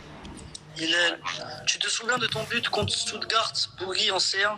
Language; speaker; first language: French; native; French